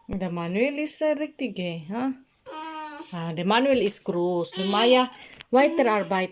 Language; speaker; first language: German; non-native, learner; Cebuano